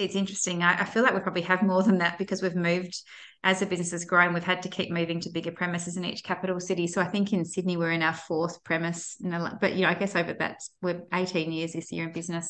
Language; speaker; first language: English; native; English